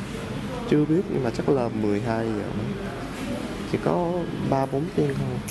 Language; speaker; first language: Vietnamese; non-native, fluent; Japanese